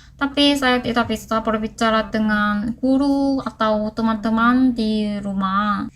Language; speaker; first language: Indonesian; non-native, learner; Korean